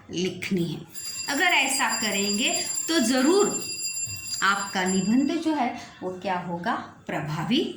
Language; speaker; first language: Hindi; non-native, local second language; Marathi